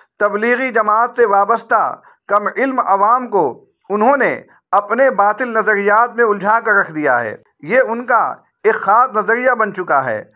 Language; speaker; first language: Hindi; native; Hindi